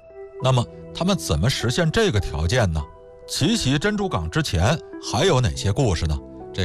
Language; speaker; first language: Chinese; native; Chinese